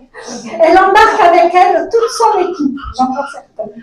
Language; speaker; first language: French; native; French